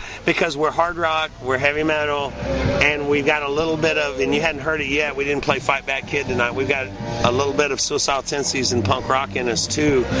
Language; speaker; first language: English; native; English